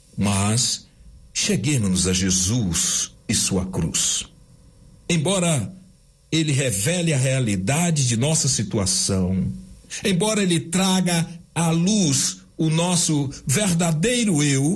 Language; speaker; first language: Portuguese; native; Portuguese